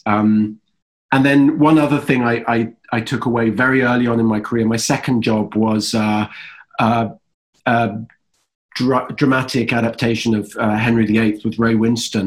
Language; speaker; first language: English; native; English